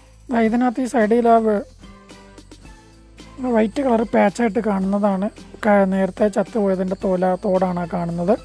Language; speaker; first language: Malayalam; native; Malayalam